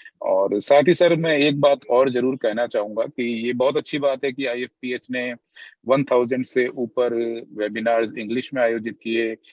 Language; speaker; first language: Hindi; native; Hindi